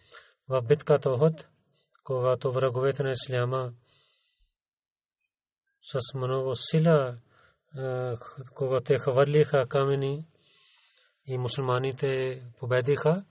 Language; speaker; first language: Bulgarian; non-native, learner; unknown